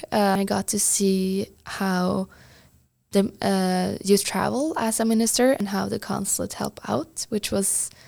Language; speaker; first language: English; non-native, fluent; Norwegian